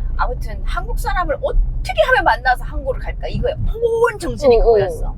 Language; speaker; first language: Korean; native; Korean